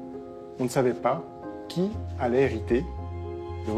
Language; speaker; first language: French; native; French